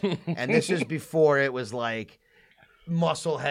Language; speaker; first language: English; native; English